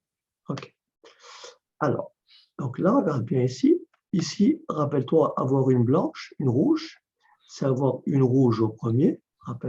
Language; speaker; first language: French; native; French